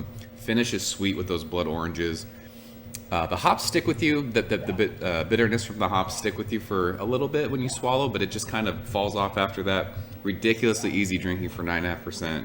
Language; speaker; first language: English; native; English